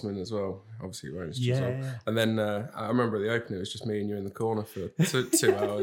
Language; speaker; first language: English; native; English